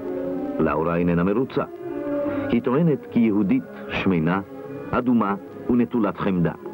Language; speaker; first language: Hebrew; native; Hebrew